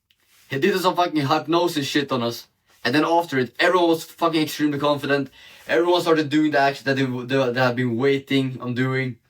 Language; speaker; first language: English; non-native, fluent; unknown